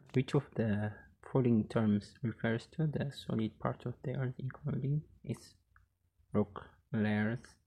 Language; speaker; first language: English; non-native, local second language; Amharic